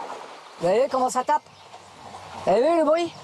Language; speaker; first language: French; native; French